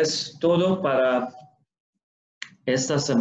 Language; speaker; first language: Spanish; non-native, fluent; Swedish